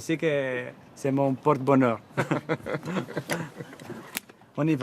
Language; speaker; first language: French; non-native, fluent; Italian